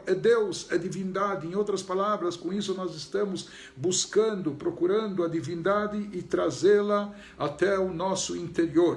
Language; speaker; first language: Portuguese; native; Portuguese